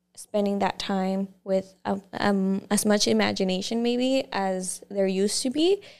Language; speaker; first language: English; early bilingual, other home language; Spanish